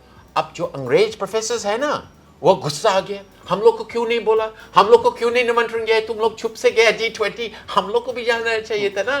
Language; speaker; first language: Hindi; non-native, fluent; English